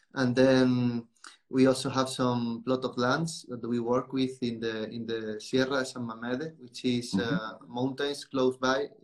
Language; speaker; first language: English; non-native, learner; Spanish